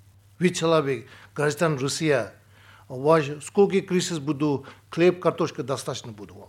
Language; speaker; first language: Russian; non-native, learner; Tibetan